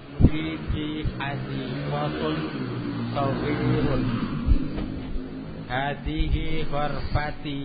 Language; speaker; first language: Arabic; non-native, learner; Indonesian